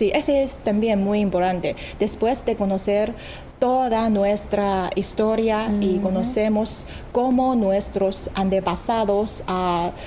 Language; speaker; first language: Spanish; non-native, fluent; Chinese